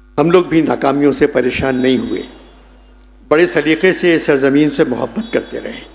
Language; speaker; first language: Urdu; native; Urdu